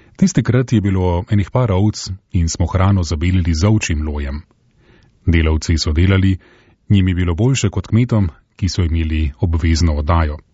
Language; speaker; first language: Slovenian; native; Slovenian